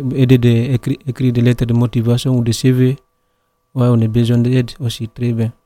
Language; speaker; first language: French; non-native, local second language; Fula